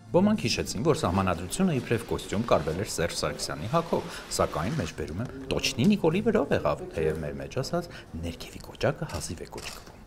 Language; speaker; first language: Armenian; native; Armenian